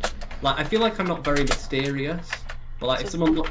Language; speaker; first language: English; native; English